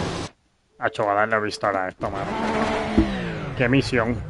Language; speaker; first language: Spanish; early bilingual, heritage; Spanish